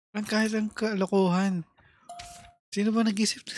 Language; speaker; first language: Filipino; native; Filipino